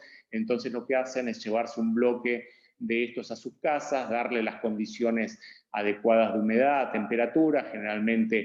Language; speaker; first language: Spanish; native; Spanish